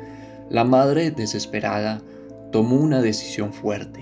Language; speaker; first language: Spanish; native; Spanish